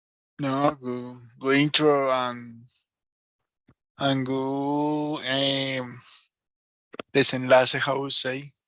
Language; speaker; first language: English; non-native, learner; Spanish